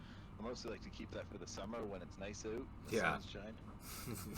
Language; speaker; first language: English; native; English